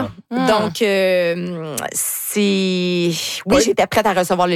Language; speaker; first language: French; native; French